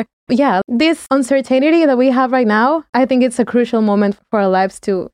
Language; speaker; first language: English; non-native, fluent; Spanish